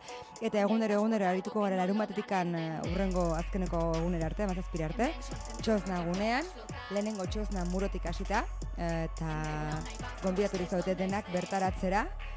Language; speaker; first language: Basque; native; Basque